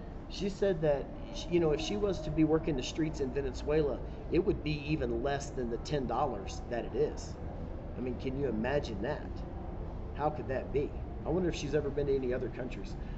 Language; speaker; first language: English; native; English